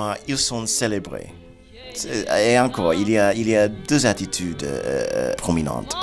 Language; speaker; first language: French; non-native, fluent; English